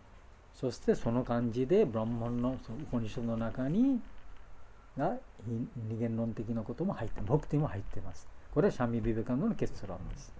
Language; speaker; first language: Japanese; non-native, fluent; Bangla